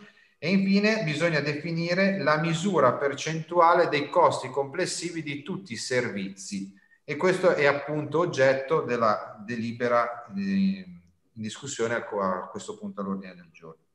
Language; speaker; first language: Italian; native; Italian